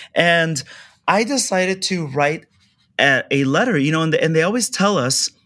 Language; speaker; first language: English; early bilingual, other home language; Persian